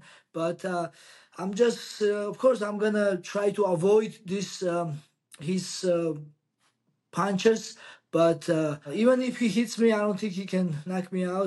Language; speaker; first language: English; non-native, learner; Georgian